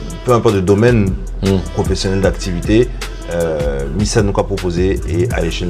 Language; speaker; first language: French; non-native, local second language; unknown